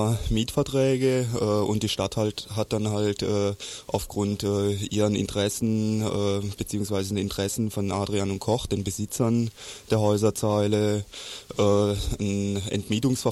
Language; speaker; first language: German; native; German